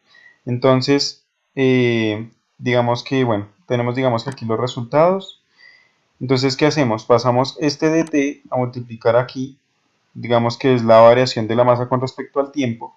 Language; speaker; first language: Spanish; native; Spanish